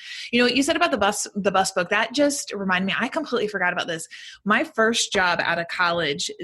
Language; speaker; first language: English; native; English